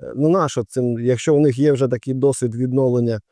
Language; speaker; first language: Ukrainian; native; Ukrainian